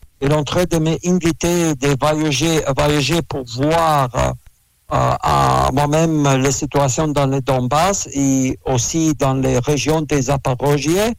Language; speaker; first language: French; non-native, learner; Russian